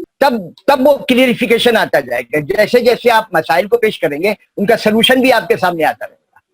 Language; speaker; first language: Urdu; native; Urdu